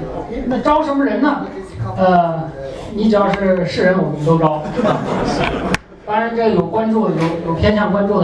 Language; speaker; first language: Chinese; native; Chinese